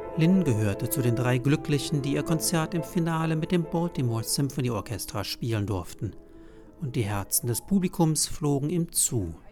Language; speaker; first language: German; native; German